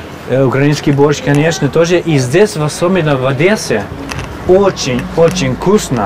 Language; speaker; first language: Russian; non-native, fluent; Hungarian